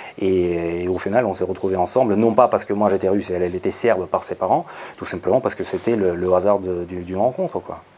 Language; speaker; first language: French; non-native, fluent; Russian